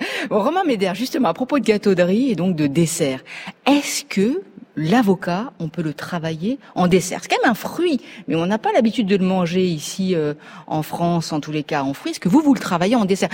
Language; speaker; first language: French; native; French